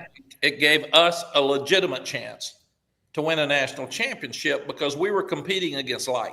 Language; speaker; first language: English; native; English